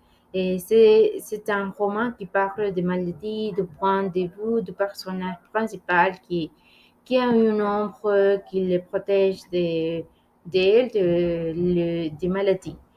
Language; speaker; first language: French; non-native, learner; Spanish